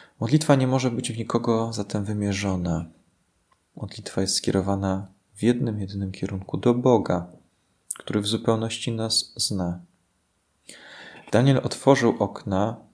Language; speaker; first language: Polish; native; Polish